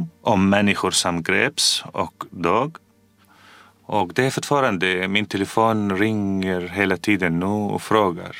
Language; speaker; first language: Swedish; non-native, fluent; Arabic